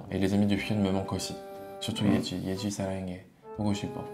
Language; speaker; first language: French; native; French